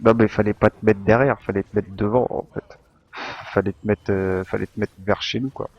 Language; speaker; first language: French; native; French